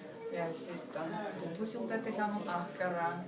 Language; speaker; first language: Finnish; non-native, fluent; Russian